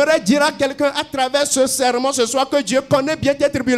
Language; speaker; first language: French; non-native, local second language; Ewe